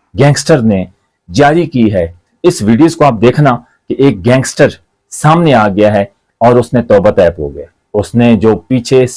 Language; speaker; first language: Urdu; non-native, local second language; Punjabi